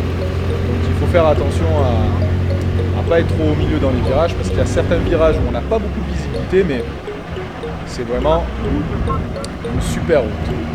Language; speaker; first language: French; native; French